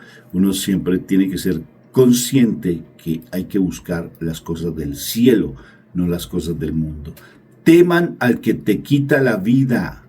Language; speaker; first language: Spanish; native; Spanish